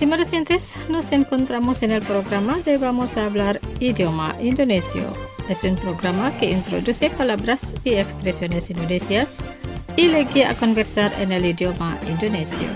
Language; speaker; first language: Spanish; non-native, fluent; Indonesian